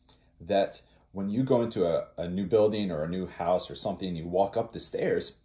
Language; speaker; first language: English; native; English